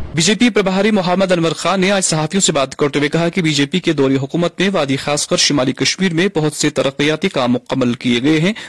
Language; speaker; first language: Urdu; non-native, local second language; Kashmiri